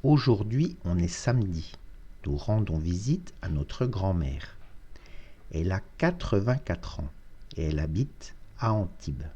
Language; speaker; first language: French; non-native, fluent; Russian